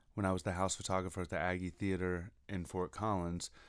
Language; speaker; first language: English; native; English